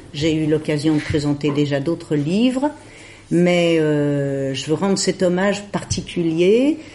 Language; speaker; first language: French; native; French